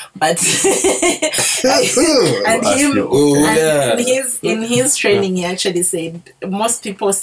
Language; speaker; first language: English; non-native, local second language; Bemba